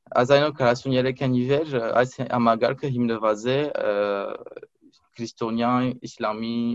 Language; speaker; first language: Armenian; early bilingual, heritage; Armenian